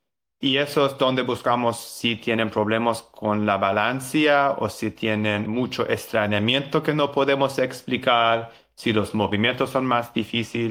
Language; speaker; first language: Spanish; non-native, learner; English